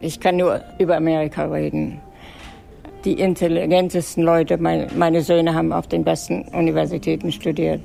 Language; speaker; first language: German; native; German